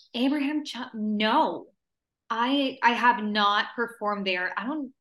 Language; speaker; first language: English; early bilingual, other home language; Spanish